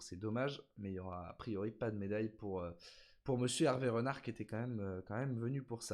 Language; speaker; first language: French; native; French